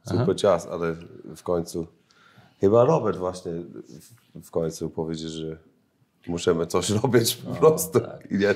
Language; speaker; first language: Polish; non-native, learner; English